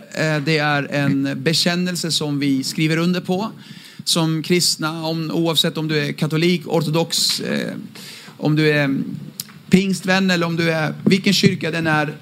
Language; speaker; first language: Swedish; early bilingual, other home language; Aramaic